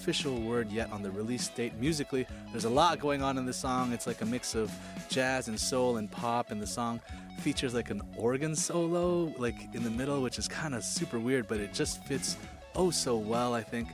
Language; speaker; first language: English; native; English